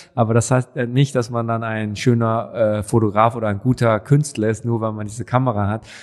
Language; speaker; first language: German; native; German